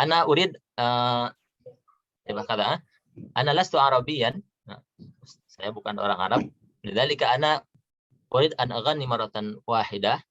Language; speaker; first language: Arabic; non-native, fluent; Indonesian